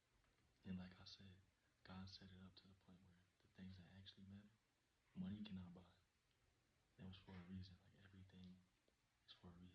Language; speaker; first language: English; native; English